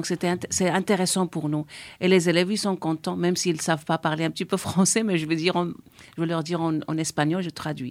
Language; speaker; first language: French; non-native, fluent; Spanish